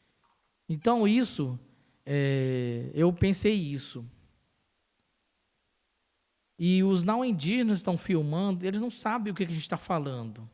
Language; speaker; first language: Portuguese; non-native, local second language; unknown